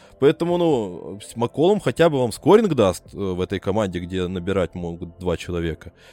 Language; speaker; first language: Russian; native; Russian